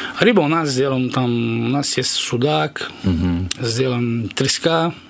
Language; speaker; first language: Russian; non-native, learner; Italian